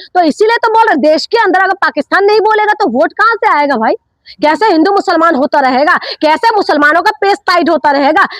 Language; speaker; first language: Hindi; non-native, local second language; Assamese